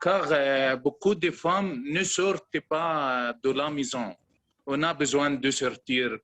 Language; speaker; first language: French; non-native, learner; Arabic